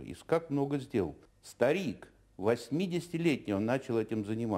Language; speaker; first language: Russian; native; Russian